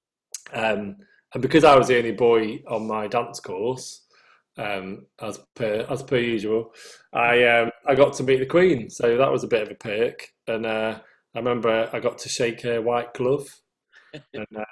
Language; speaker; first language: English; native; English